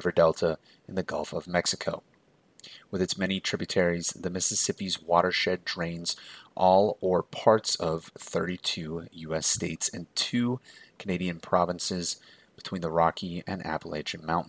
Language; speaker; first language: English; native; English